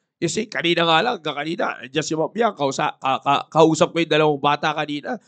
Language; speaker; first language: Filipino; native; Filipino